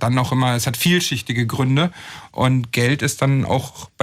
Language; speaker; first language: German; native; German